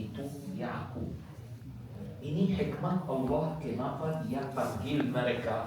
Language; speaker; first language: Indonesian; non-native, fluent; Arabic